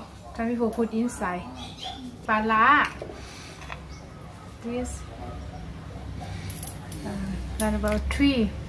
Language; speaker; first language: English; non-native, learner; Lao